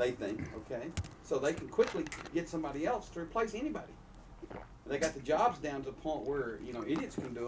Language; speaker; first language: English; native; English